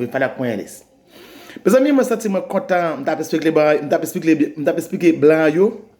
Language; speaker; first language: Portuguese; non-native, learner; Haitian Creole